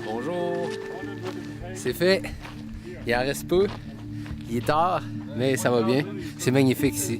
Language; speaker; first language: French; native; French